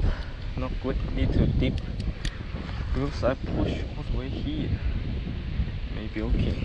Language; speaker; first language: English; non-native, learner; Korean